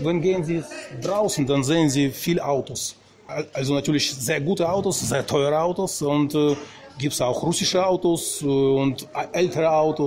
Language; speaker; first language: German; non-native, fluent; Russian